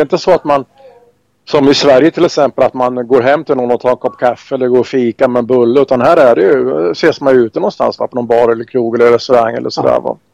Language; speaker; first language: Swedish; native; Swedish